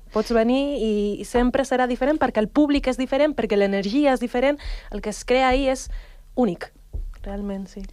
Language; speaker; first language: Catalan; non-native, local second language; Spanish